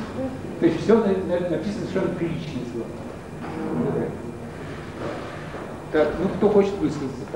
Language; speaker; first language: Russian; native; Russian